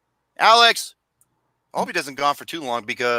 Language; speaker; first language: English; native; English